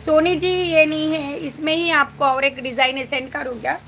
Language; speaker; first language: Hindi; non-native, local second language; Telugu